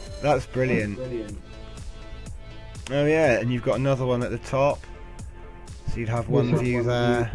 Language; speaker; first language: English; native; English